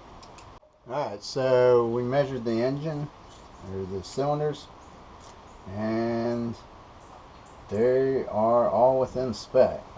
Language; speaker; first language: English; native; English